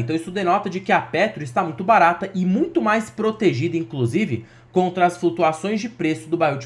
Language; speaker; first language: Portuguese; native; Portuguese